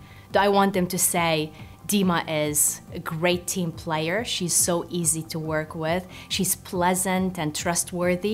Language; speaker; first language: English; non-native, fluent; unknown